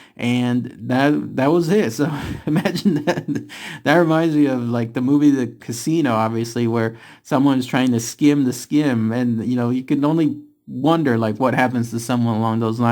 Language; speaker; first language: English; native; English